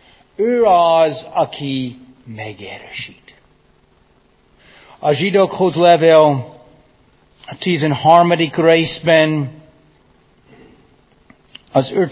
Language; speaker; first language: Hungarian; non-native, fluent; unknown